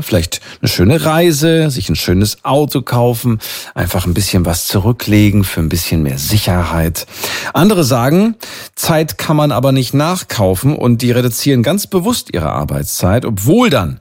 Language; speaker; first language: German; native; German